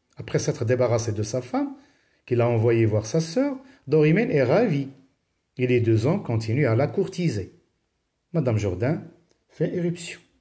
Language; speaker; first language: French; non-native, local second language; Arabic